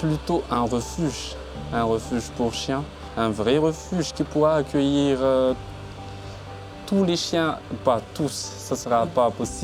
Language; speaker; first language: French; non-native, local second language; Malagasy